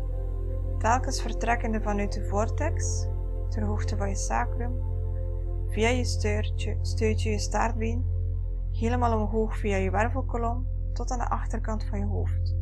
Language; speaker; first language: Dutch; native; Dutch